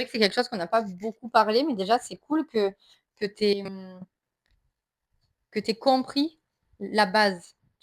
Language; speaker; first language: French; native; French